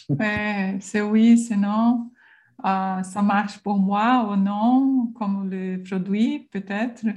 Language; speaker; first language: French; non-native, learner; Portuguese